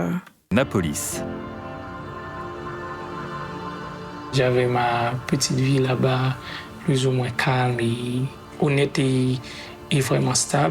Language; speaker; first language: French; non-native, local second language; Haitian Creole